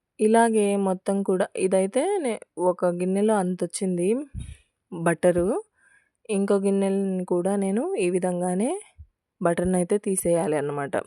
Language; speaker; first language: Telugu; non-native, local second language; Urdu